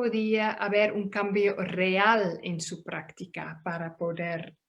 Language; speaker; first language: Spanish; non-native, fluent; Dutch